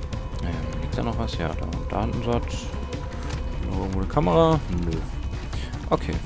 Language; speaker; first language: German; native; German